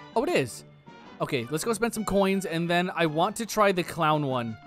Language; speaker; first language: English; native; English